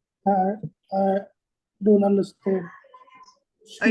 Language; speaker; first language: English; non-native, learner; Vietnamese